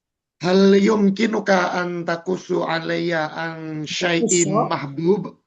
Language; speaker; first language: Arabic; non-native, learner; Indonesian